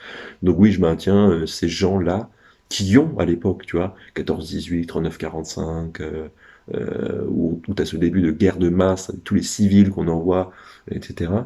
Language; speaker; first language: French; native; French